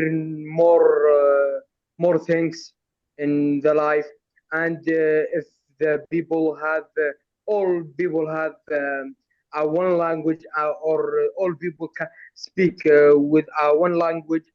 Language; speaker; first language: English; non-native, learner; Arabic